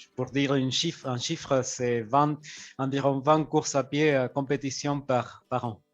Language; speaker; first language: French; non-native, fluent; Spanish